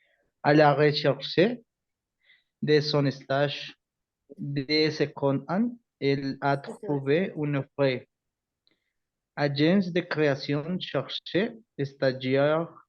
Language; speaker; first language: French; non-native, learner; Spanish